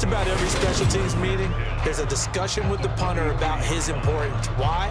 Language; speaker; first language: English; native; English